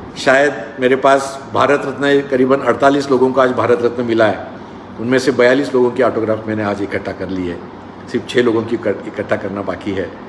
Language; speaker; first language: Hindi; non-native, local second language; Marathi